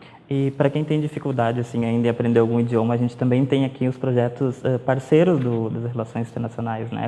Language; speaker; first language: Portuguese; native; Portuguese